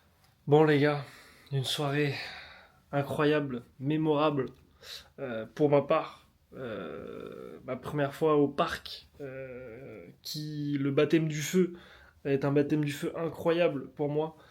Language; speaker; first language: French; native; French